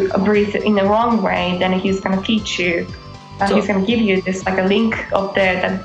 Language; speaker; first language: English; non-native, fluent; Japanese